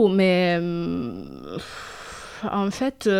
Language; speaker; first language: French; non-native, fluent; Italian